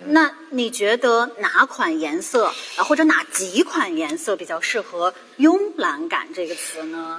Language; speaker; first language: Chinese; native; Chinese